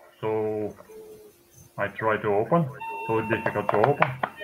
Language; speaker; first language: English; non-native, fluent; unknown